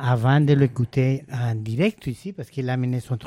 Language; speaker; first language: French; non-native, fluent; Spanish